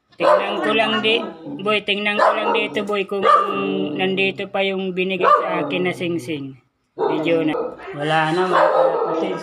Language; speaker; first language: Filipino; non-native, local second language; Bikol